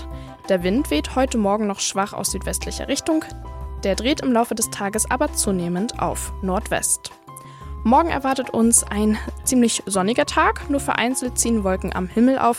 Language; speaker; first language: German; native; German